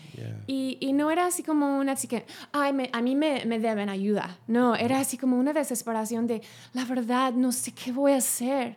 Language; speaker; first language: Spanish; non-native, fluent; English